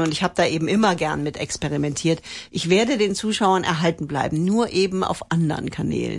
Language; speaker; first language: German; native; German